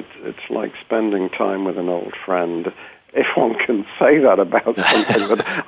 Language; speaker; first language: English; native; English